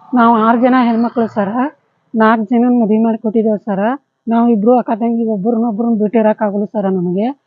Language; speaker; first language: Kannada; native; Kannada